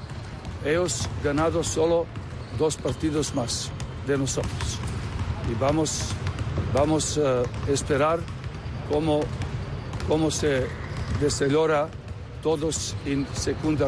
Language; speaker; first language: Spanish; non-native, learner; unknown